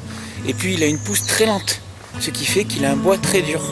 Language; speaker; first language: French; native; French